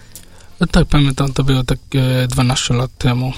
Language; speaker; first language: Polish; non-native, learner; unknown